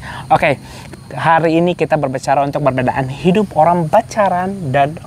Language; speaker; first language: Indonesian; non-native, fluent; Arabic